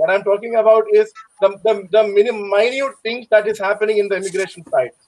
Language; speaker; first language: English; non-native, local second language; Malayalam